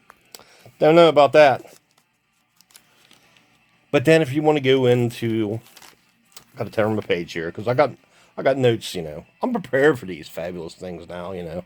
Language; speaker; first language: English; native; English